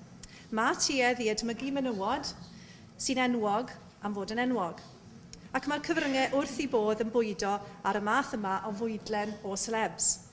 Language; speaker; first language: Welsh; native; Welsh